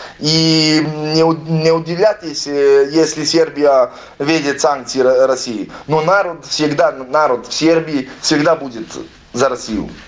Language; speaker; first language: Russian; non-native, learner; Serbian